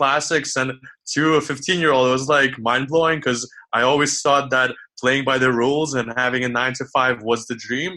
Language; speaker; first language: English; early bilingual, other home language; Ukrainian